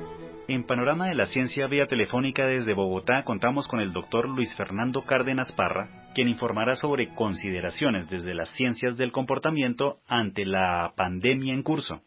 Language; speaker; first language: Spanish; native; Spanish